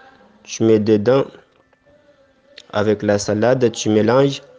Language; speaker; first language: French; non-native, learner; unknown